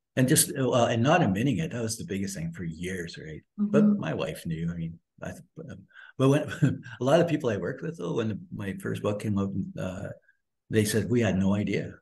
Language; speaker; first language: English; native; English